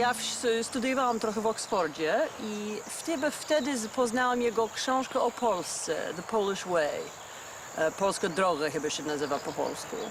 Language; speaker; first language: Polish; non-native, fluent; English